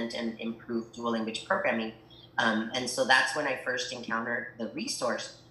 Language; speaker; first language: English; early bilingual, other home language; Spanish